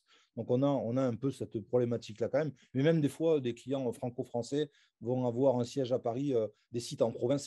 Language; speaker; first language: French; native; French